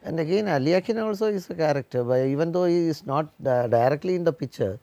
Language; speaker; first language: English; non-native, local second language; Malayalam